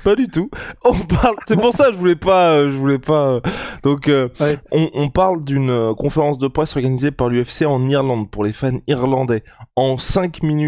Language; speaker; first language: French; native; French